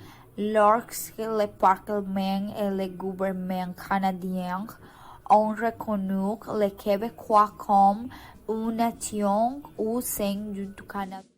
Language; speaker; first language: French; non-native, learner; Spanish